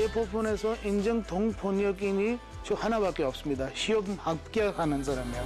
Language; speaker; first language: Korean; non-native, fluent; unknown